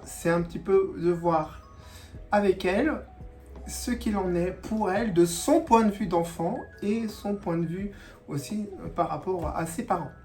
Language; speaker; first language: French; native; French